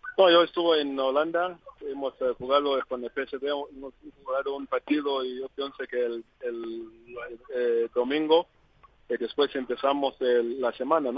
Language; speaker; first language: Spanish; non-native, learner; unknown